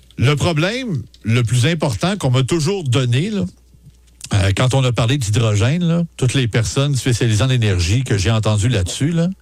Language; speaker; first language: French; native; French